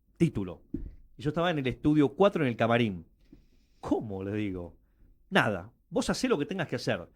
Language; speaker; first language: Spanish; early bilingual, other home language; Chinese